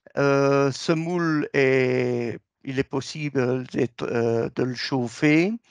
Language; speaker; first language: French; native; French